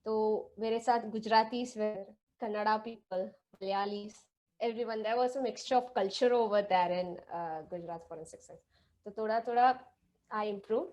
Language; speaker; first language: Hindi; non-native, local second language; Tamil